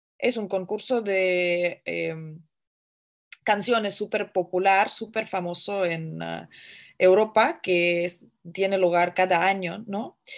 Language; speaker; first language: Spanish; non-native, fluent; Russian